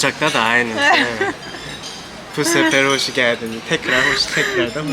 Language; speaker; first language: Turkish; non-native, learner; Korean